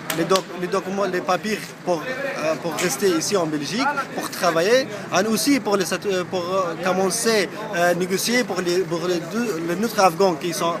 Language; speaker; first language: French; non-native, learner; Persian